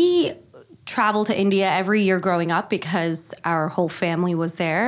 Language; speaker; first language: English; early bilingual, other home language; Kannada